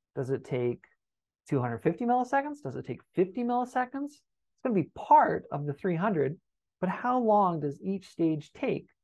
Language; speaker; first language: English; native; English